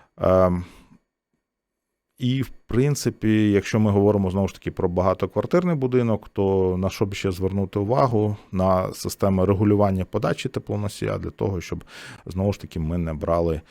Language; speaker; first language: Ukrainian; native; Ukrainian